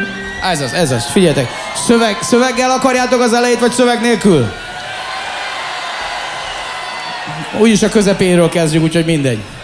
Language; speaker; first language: Hungarian; native; Hungarian